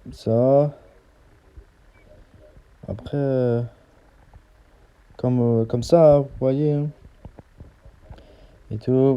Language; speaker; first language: French; native; French